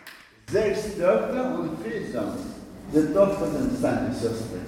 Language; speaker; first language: German; non-native, learner; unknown